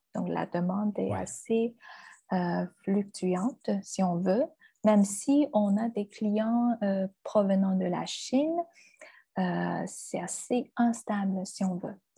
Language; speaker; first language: French; non-native, fluent; Chinese